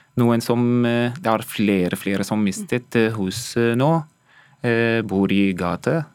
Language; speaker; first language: Norwegian; non-native, learner; Arabic